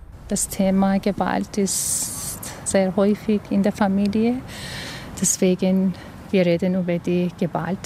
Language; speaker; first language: German; non-native, fluent; Persian